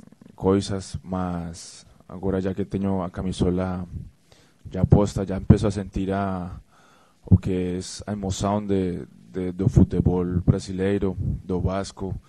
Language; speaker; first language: Portuguese; non-native, fluent; Spanish